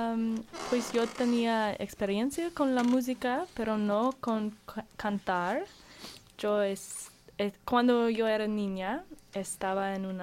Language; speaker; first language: Spanish; non-native, learner; English